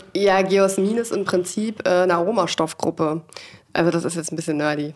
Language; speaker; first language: German; native; German